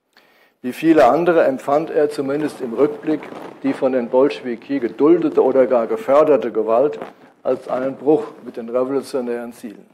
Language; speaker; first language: German; native; German